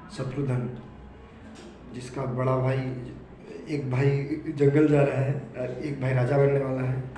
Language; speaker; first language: Hindi; native; Hindi